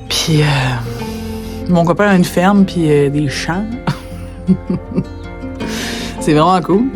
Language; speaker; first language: French; native; French